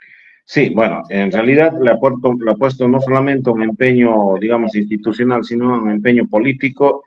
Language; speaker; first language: Spanish; native; Spanish